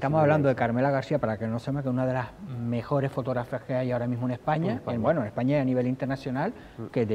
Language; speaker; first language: Spanish; native; Spanish